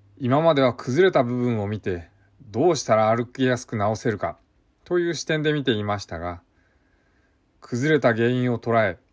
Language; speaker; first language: Japanese; native; Japanese